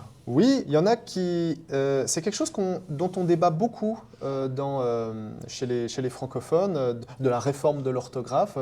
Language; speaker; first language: French; native; French